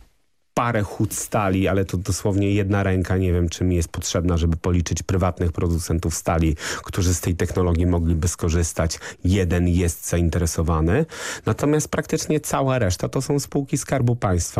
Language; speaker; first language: Polish; native; Polish